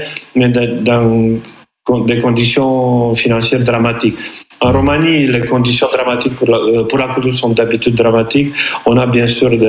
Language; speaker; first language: French; non-native, fluent; Romanian